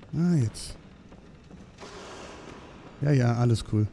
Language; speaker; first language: German; native; German